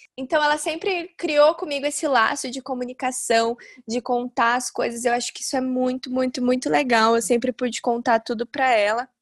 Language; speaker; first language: Portuguese; native; Portuguese